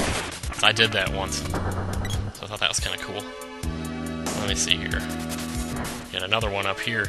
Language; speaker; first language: English; native; English